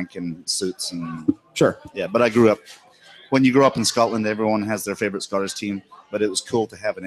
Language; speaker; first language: English; native; English